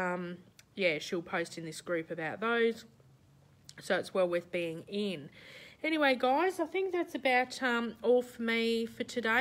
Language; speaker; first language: English; native; English